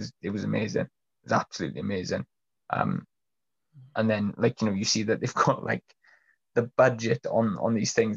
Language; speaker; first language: English; native; English